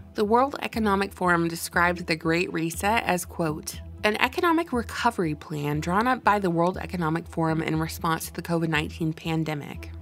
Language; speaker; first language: English; native; English